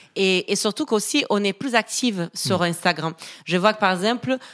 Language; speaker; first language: French; non-native, fluent; Portuguese